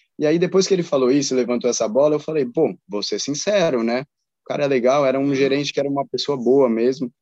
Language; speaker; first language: Portuguese; native; Portuguese